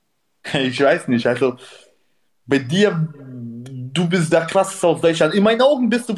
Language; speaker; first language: German; non-native, learner; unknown